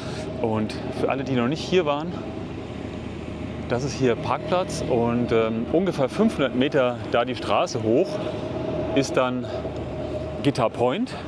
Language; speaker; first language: German; native; German